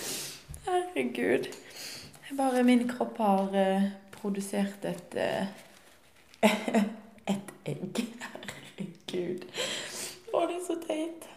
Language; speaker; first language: Norwegian; native; Norwegian